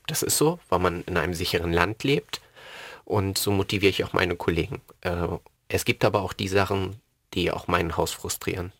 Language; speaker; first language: German; native; German